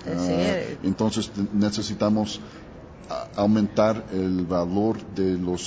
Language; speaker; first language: Spanish; non-native, learner; English